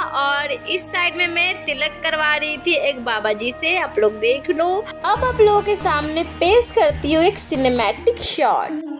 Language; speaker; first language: Hindi; non-native, local second language; Bangla